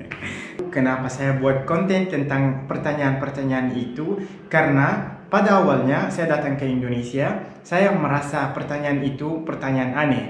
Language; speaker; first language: Indonesian; non-native, fluent; Arabic